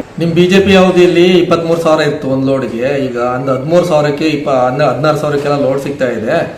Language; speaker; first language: Kannada; native; Kannada